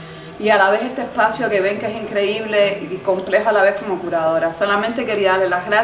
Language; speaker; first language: Spanish; native; Spanish